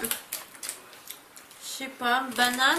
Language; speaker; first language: French; native; French